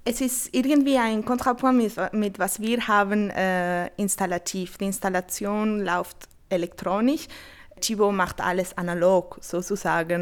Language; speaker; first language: German; non-native, fluent; Spanish